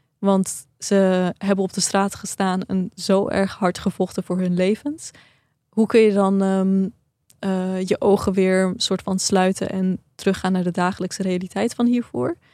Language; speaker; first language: Dutch; early bilingual, other home language; Persian